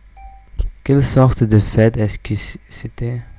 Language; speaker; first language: French; non-native, learner; English